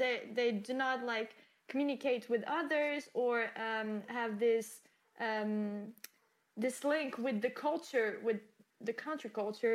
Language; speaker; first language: English; non-native, fluent; French